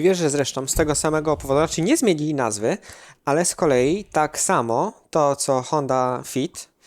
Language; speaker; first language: Polish; native; Polish